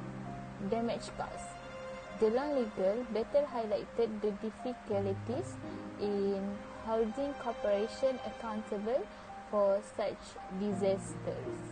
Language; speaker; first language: English; non-native, local second language; Malay